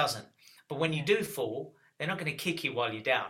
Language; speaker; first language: English; native; English